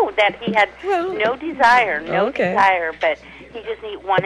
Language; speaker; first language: English; non-native, fluent; Spanish